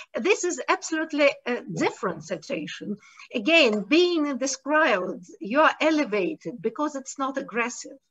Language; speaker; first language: English; non-native, fluent; Russian